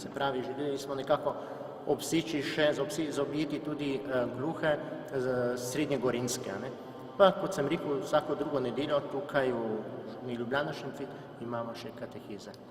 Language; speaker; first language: Slovenian; non-native, fluent; Czech